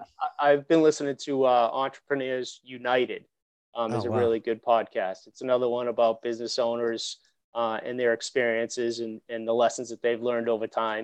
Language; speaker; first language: English; native; English